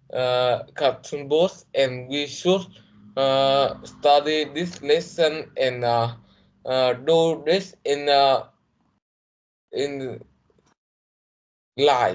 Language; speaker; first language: English; non-native, learner; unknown